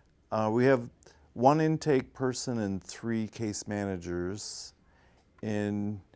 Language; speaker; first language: English; native; English